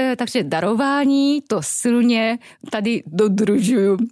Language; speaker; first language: Czech; non-native, fluent; Japanese